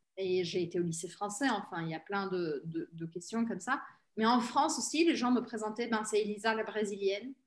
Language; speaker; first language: French; early bilingual, heritage; Portuguese